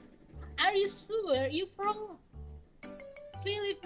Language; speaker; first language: English; non-native, learner; Indonesian